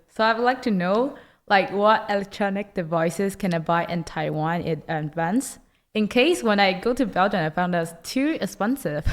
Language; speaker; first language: English; non-native, learner; Chinese